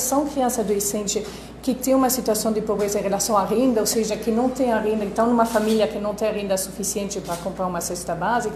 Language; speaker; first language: Portuguese; non-native, fluent; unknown